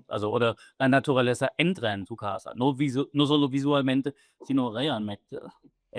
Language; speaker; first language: Spanish; non-native, fluent; German